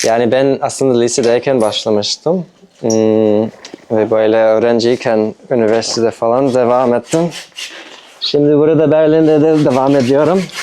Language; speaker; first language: Turkish; non-native, fluent; English